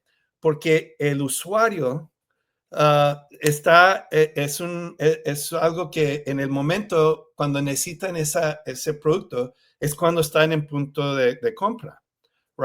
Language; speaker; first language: Spanish; early bilingual, heritage; Spanish